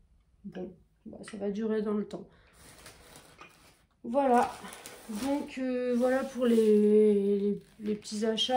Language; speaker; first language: French; native; French